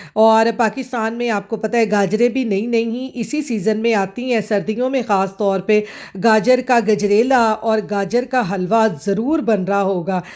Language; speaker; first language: Urdu; non-native, local second language; Punjabi